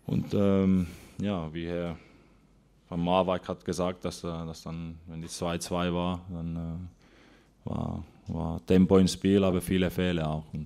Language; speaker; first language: German; non-native, fluent; Finnish